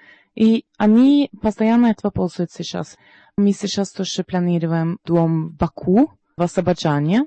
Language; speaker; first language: Russian; non-native, learner; Norwegian